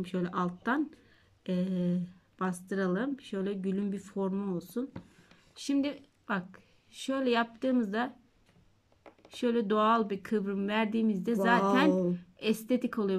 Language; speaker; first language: Turkish; native; Turkish